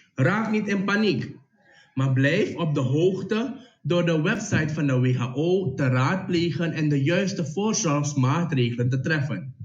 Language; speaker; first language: Dutch; native; Dutch